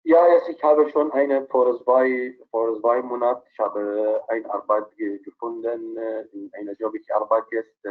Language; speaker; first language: German; non-native, learner; Arabic